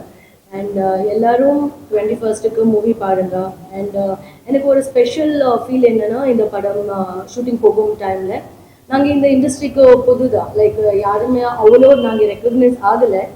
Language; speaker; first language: Tamil; non-native, fluent; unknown